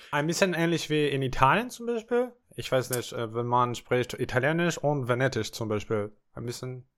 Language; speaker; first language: German; non-native, fluent; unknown